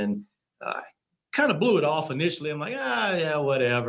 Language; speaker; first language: English; native; English